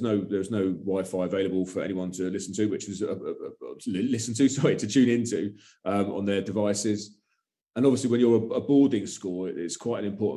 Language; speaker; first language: English; native; English